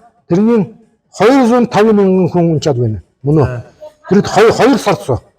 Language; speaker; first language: Mongolian; non-native, learner; Buriat